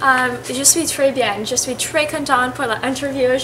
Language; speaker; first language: French; non-native, learner; English